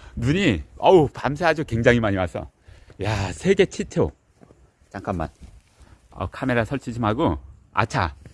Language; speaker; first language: Korean; native; Korean